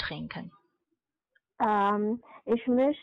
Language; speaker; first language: German; non-native, learner; Chinese